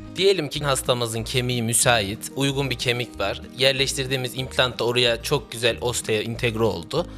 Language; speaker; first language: Turkish; native; Turkish